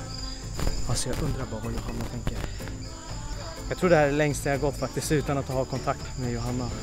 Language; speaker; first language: Swedish; native; Swedish